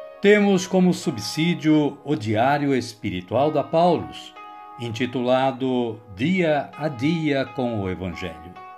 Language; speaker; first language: Portuguese; native; Portuguese